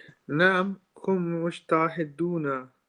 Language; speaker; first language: Arabic; non-native, learner; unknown